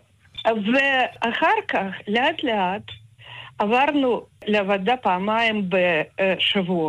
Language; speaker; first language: Hebrew; non-native, fluent; Russian